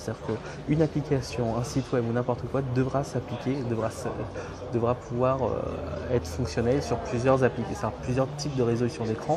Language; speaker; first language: French; native; French